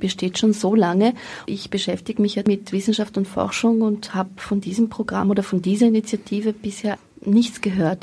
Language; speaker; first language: German; native; German